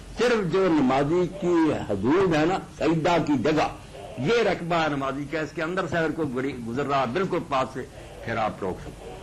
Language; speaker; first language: Urdu; non-native, local second language; Punjabi